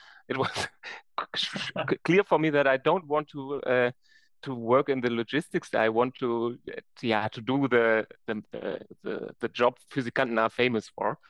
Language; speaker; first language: English; non-native, fluent; German